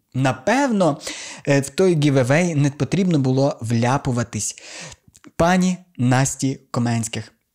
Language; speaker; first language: Ukrainian; native; Ukrainian